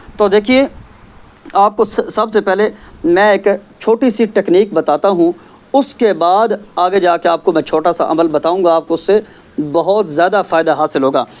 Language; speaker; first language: Urdu; non-native, local second language; Punjabi